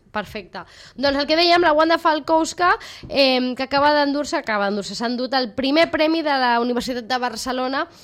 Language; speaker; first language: Catalan; native; Catalan